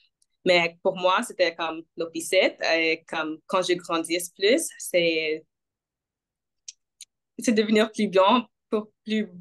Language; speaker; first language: French; non-native, local second language; English